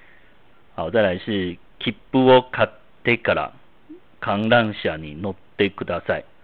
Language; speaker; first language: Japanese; non-native, fluent; Chinese